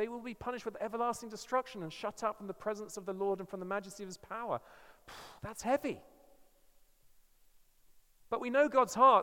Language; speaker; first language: English; native; English